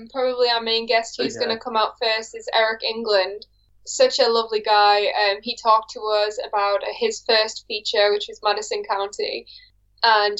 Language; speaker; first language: English; native; English